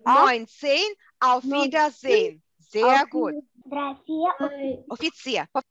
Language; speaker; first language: German; non-native, fluent; Russian